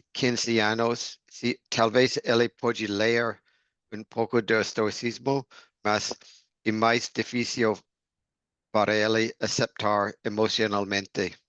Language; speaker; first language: Portuguese; non-native, learner; English